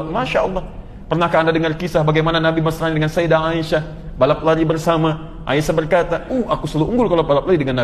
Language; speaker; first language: Indonesian; native; Indonesian